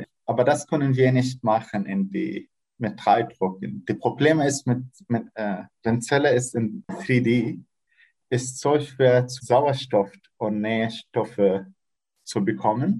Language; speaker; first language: German; non-native, learner; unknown